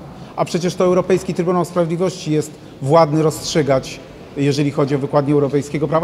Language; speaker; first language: Polish; native; Polish